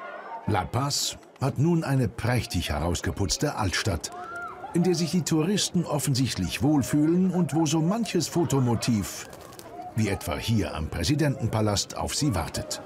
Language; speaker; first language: German; native; German